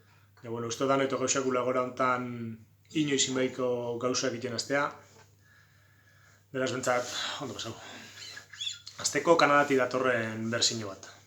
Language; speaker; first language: Basque; native; Basque